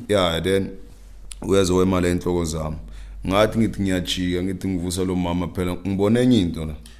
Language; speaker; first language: Zulu; non-native, local second language; Northern Sotho